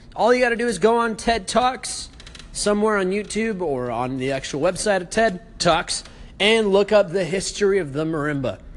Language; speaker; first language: English; early bilingual, other home language; Spanish